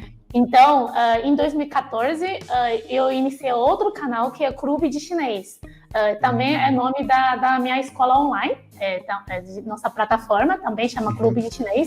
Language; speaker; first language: Portuguese; non-native, fluent; Chinese